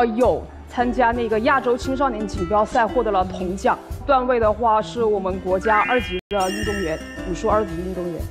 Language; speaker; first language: Chinese; native; Chinese